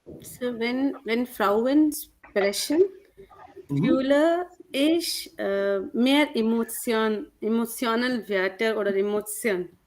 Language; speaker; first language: German; non-native, learner; Hindi